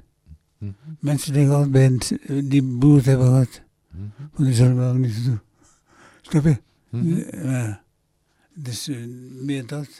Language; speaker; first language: Dutch; early bilingual, other home language; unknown